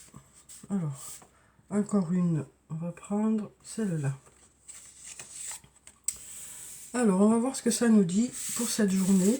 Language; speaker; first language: French; native; French